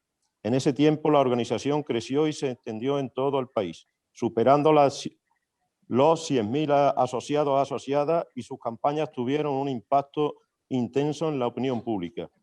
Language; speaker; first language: Spanish; native; Spanish